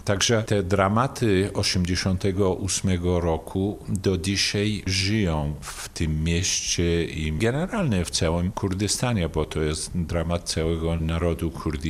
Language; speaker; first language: Polish; non-native, fluent; Kurdish